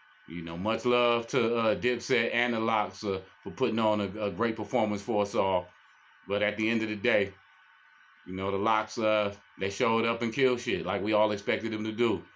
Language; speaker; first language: English; native; English